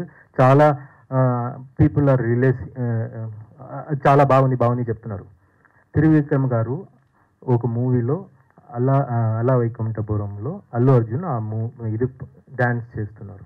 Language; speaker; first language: Telugu; non-native, fluent; Tamil